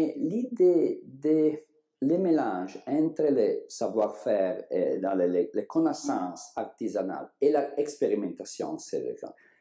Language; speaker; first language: French; non-native, learner; Italian